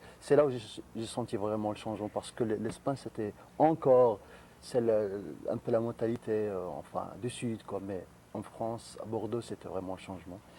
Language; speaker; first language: French; non-native, local second language; Arabic